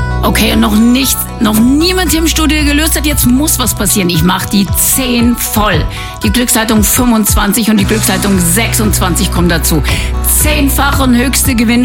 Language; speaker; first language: German; native; German